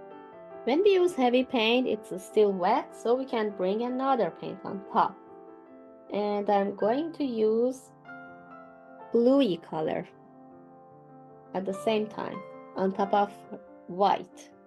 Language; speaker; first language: English; non-native, fluent; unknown